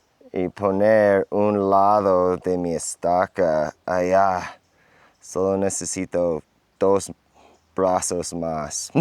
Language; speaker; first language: Spanish; non-native, learner; English